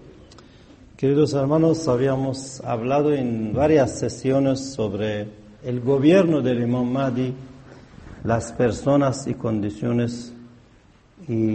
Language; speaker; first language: Spanish; non-native, fluent; Persian